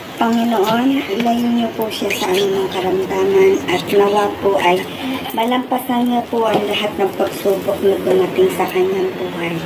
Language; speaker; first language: Filipino; native; Filipino